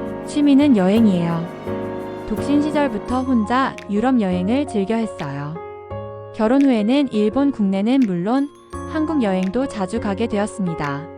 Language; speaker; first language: Korean; non-native, fluent; Japanese